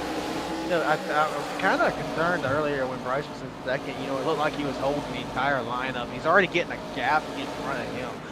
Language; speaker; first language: English; native; English